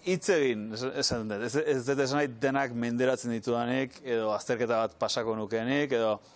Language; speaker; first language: Basque; native; Basque